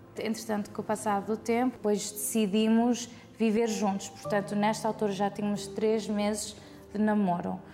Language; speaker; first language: Portuguese; early bilingual, heritage; Portuguese